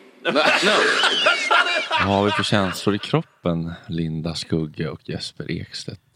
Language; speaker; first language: Swedish; native; Swedish